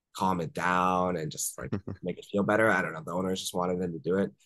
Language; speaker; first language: English; native; English